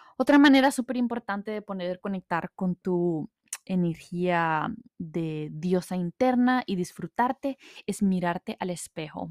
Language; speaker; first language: Spanish; early bilingual, heritage; Spanish